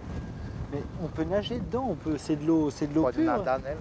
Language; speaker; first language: French; native; French